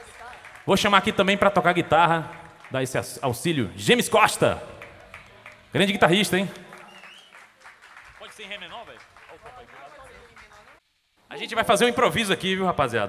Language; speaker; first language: Portuguese; native; Portuguese